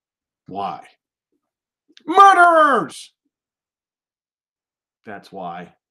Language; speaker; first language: English; native; English